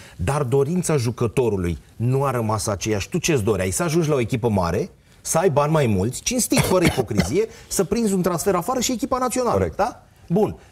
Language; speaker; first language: Romanian; native; Romanian